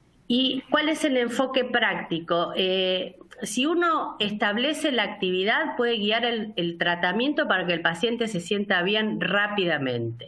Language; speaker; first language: Spanish; native; Spanish